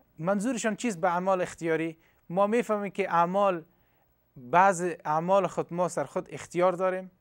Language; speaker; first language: Persian; non-native, local second language; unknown